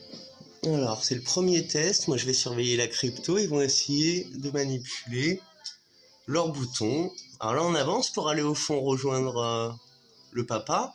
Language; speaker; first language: French; native; French